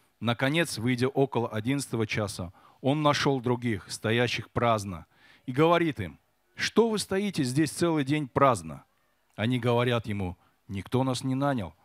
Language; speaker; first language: Russian; non-native, learner; Korean